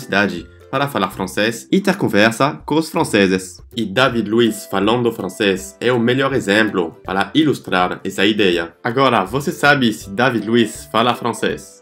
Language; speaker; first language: Portuguese; non-native, fluent; French